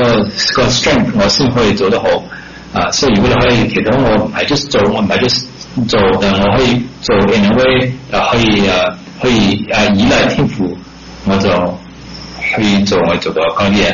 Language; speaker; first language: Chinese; early bilingual, heritage; Cantonese